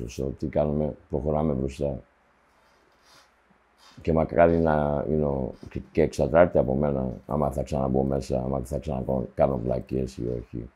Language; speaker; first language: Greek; early bilingual, heritage; Greek